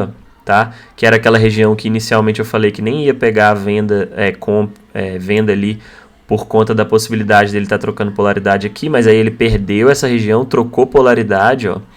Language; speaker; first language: Portuguese; native; Portuguese